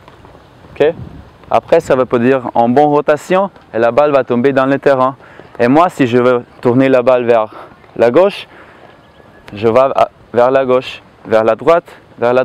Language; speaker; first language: French; non-native, learner; Slovenian